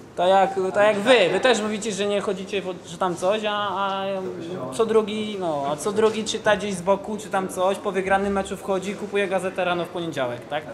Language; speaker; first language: Polish; native; Polish